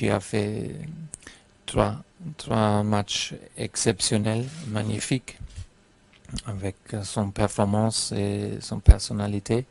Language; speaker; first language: French; non-native, fluent; German